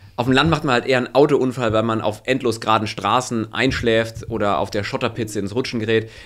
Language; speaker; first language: German; native; German